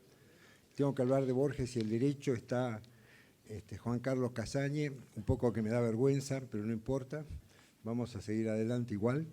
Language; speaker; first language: Spanish; native; Spanish